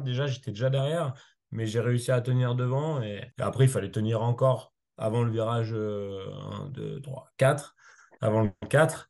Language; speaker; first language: French; native; French